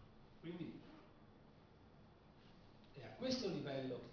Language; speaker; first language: Italian; native; Italian